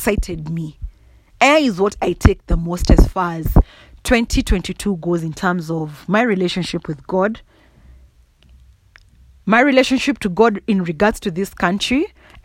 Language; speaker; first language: English; non-native, local second language; Kikuyu